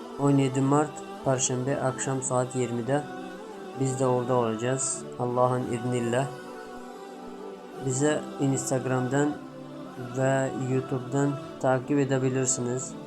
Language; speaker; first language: Turkish; non-native, fluent; Tajik